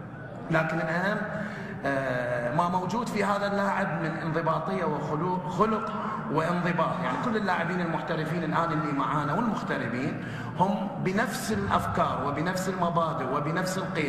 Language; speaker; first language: Arabic; native; Arabic